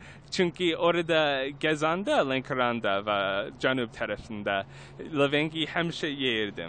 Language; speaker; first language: Turkish; non-native, learner; English